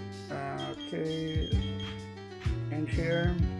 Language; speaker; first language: English; non-native, fluent; Portuguese